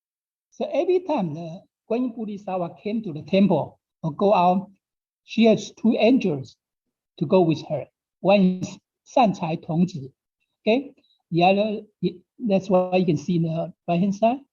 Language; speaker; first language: English; non-native, fluent; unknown